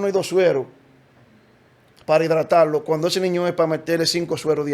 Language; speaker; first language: Spanish; native; Spanish